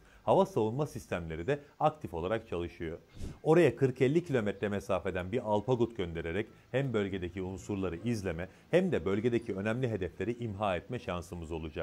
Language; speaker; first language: Turkish; native; Turkish